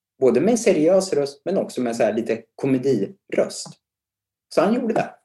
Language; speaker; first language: Swedish; native; Swedish